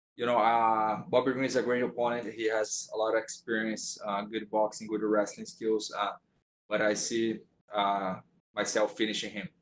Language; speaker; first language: English; non-native, fluent; Portuguese